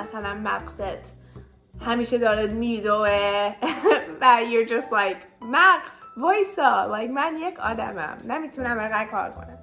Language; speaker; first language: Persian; early bilingual, heritage; Persian